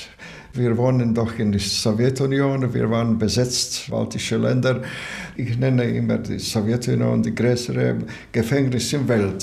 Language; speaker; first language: German; non-native, learner; Latvian